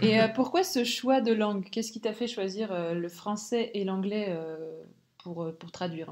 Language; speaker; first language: French; native; French